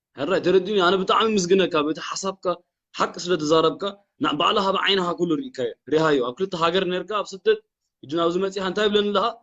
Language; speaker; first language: Tigrinya; early bilingual, heritage; Tigrinya